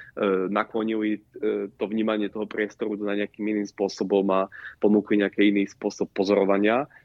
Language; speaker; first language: Slovak; native; Slovak